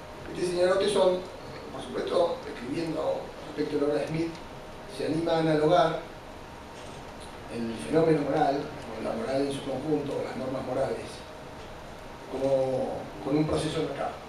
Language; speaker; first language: Spanish; native; Spanish